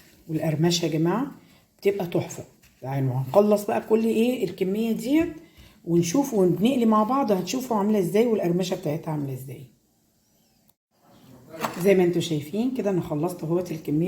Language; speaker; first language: Arabic; native; Arabic